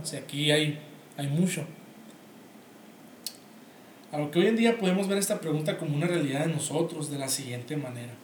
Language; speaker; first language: Spanish; native; Spanish